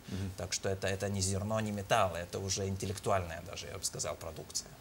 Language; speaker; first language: Russian; non-native, fluent; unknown